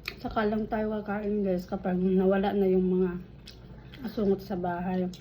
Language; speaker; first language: Filipino; non-native, local second language; Iloko